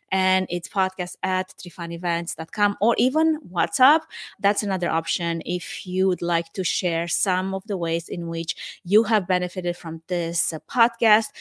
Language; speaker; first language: English; non-native, fluent; Romanian